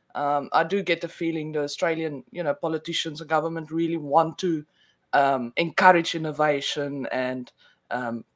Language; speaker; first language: English; non-native, local second language; Afrikaans